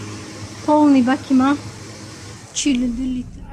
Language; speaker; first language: Russian; non-native, local second language; Tajik